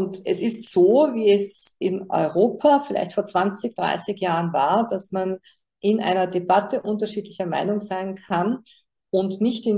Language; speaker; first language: German; native; German